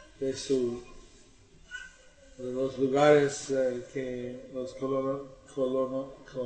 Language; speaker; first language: Spanish; non-native, learner; English